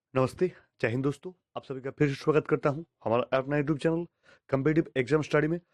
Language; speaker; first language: Hindi; non-native, local second language; Bangla